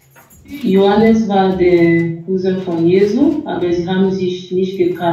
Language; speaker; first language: German; non-native, fluent; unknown